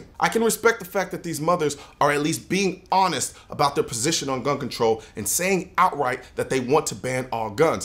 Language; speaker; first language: English; native; English